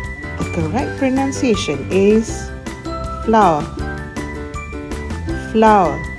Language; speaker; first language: English; non-native, local second language; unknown